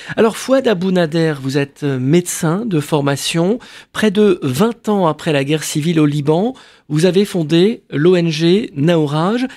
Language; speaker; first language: French; native; French